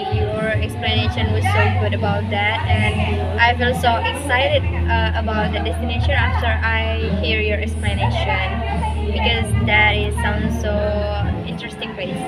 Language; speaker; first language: English; non-native, learner; Indonesian